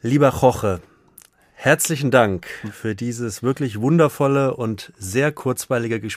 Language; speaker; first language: German; native; German